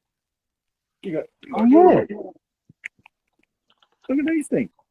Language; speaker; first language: English; native; English